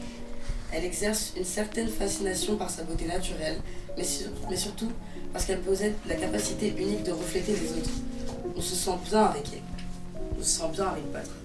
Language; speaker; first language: French; native; French